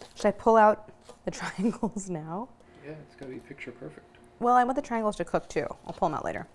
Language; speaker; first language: English; native; English